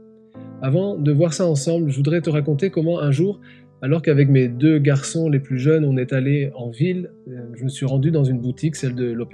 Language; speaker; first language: French; native; French